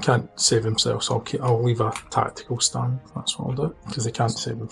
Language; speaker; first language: English; native; English